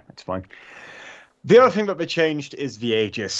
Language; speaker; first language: English; native; English